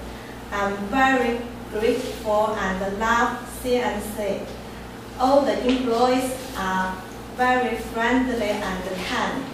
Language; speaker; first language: English; non-native, learner; Chinese